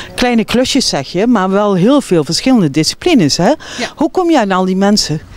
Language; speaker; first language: Dutch; native; Dutch